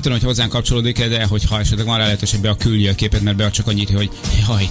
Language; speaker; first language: Hungarian; native; Hungarian